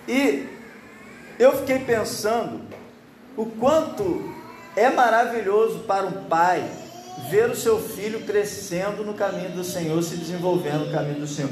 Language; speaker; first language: Portuguese; native; Portuguese